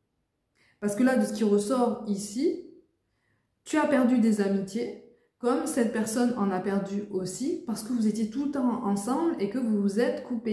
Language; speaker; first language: French; native; French